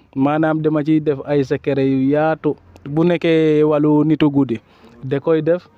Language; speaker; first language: Wolof; non-native, local second language; Serer